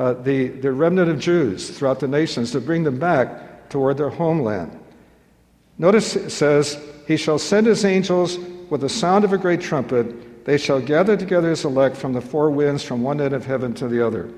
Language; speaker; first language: English; native; English